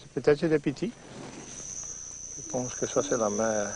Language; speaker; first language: French; non-native, local second language; English